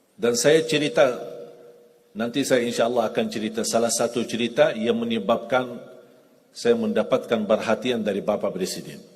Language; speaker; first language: Indonesian; non-native, fluent; Arabic